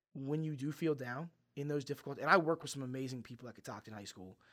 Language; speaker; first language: English; native; English